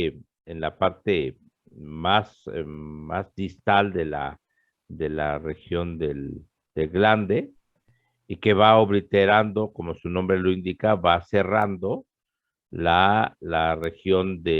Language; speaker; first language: Spanish; native; Spanish